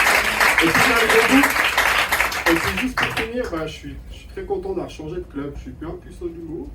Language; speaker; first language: French; native; French